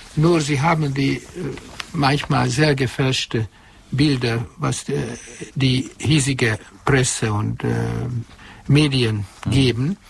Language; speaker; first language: German; non-native, fluent; Hungarian